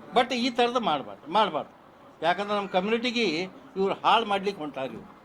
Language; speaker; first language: Kannada; non-native, local second language; Urdu